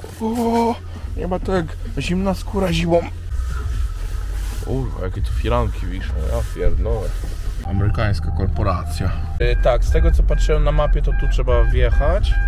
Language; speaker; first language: Polish; native; Polish